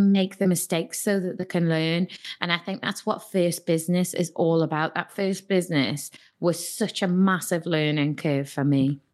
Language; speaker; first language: English; native; English